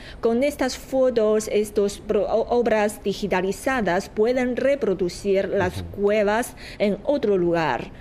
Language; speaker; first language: Spanish; non-native, fluent; Chinese